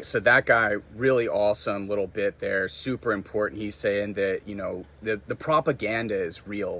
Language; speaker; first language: English; native; English